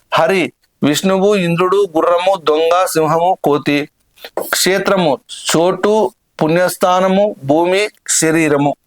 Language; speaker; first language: Telugu; native; Telugu